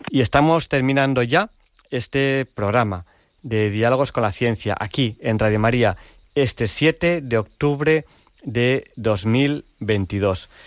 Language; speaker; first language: Spanish; native; Spanish